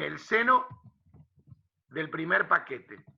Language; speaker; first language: Spanish; native; Spanish